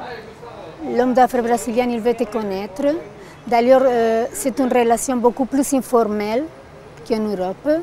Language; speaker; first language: French; non-native, fluent; Portuguese